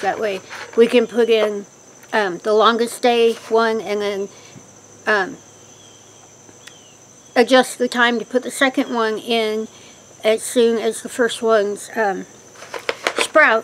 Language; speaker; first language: English; native; English